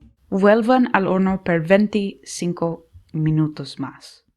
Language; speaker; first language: Spanish; non-native, learner; English